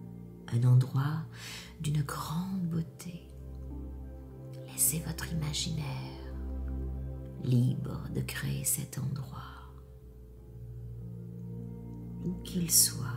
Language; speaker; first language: French; native; French